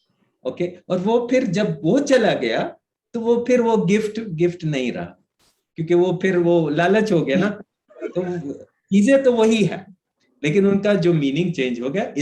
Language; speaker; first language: Hindi; native; Hindi